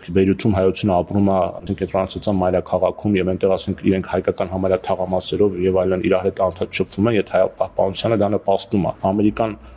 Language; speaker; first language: Armenian; native; Armenian